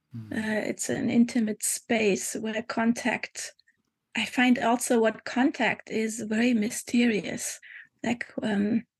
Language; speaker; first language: English; non-native, fluent; German